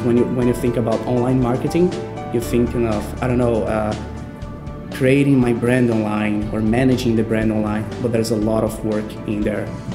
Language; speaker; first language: English; non-native, fluent; Portuguese